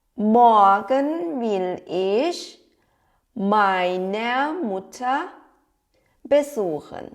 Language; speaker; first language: German; non-native, fluent; Thai